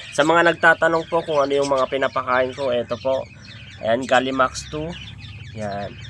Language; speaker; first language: Filipino; native; Filipino